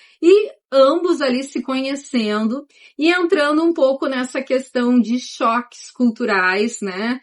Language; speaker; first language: Portuguese; native; Portuguese